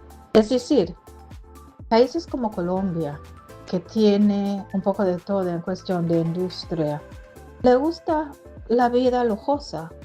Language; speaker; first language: Spanish; non-native, fluent; English